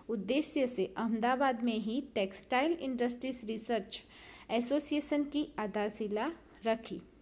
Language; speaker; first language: Hindi; non-native, local second language; Gujarati